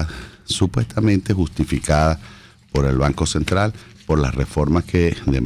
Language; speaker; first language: Spanish; native; Spanish